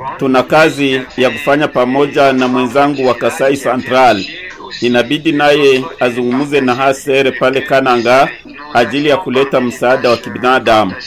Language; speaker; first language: Swahili; native; Swahili